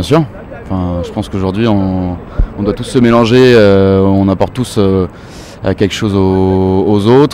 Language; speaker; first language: French; native; French